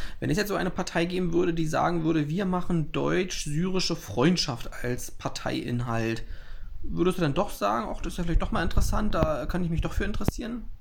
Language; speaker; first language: German; native; German